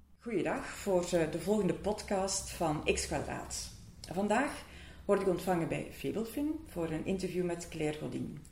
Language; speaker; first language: Dutch; native; Dutch